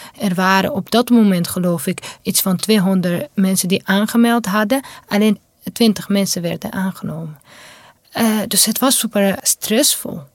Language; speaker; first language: Dutch; non-native, fluent; Kurdish